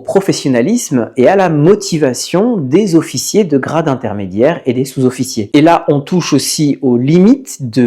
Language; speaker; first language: French; native; French